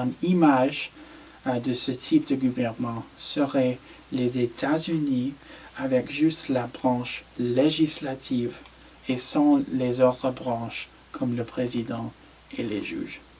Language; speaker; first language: French; non-native, learner; English